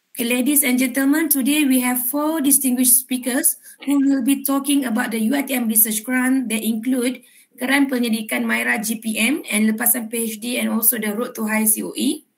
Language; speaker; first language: English; non-native, local second language; Malay